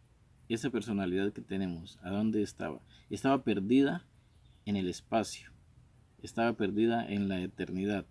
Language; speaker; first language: Spanish; native; Spanish